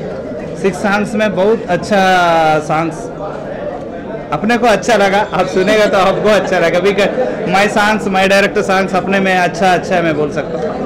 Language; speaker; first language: Hindi; non-native, local second language; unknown